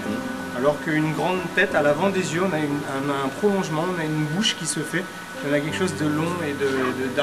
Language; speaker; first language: French; native; French